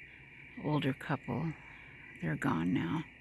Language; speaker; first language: English; native; English